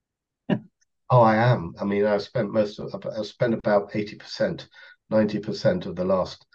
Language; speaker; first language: English; native; English